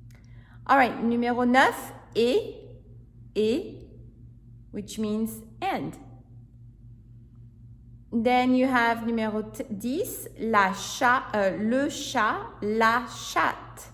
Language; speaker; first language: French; non-native, fluent; English